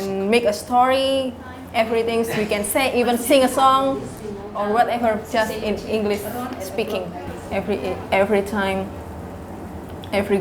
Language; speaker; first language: English; non-native, learner; Indonesian